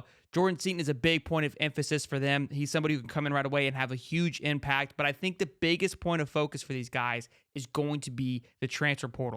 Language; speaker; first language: English; native; English